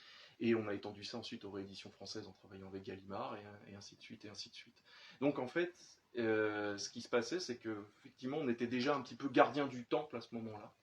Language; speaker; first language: French; native; French